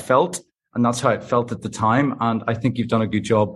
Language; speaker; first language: English; native; English